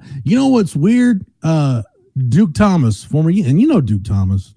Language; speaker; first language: English; native; English